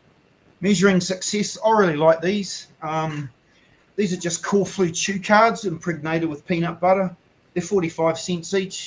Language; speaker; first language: English; native; English